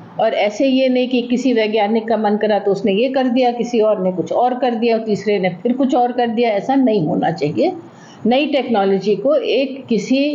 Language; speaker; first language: Hindi; native; Hindi